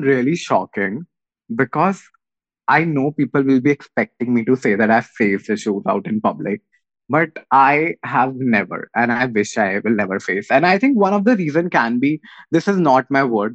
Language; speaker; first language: English; non-native, local second language; Hindi